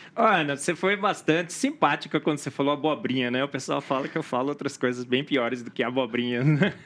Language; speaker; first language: Portuguese; native; Portuguese